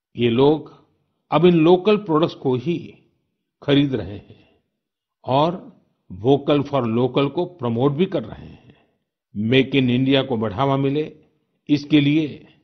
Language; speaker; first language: Hindi; non-native, local second language; Gujarati